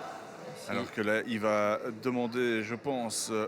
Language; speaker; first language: French; native; French